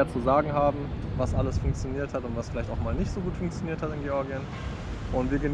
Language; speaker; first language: German; native; German